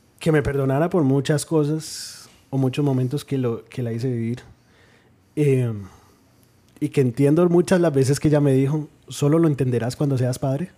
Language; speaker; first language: Spanish; early bilingual, heritage; Spanish